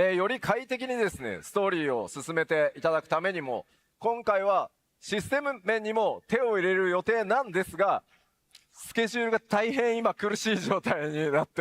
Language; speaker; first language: Japanese; native; Japanese